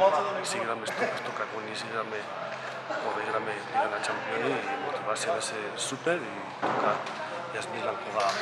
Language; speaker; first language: Macedonian; non-native, learner; Spanish